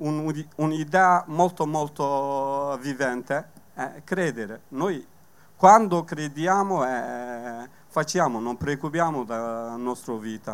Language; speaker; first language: Italian; non-native, learner; Kurdish